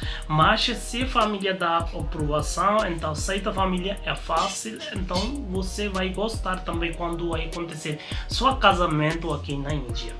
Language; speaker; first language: Portuguese; non-native, learner; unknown